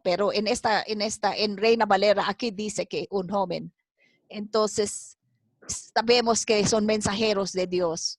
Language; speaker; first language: Spanish; non-native, fluent; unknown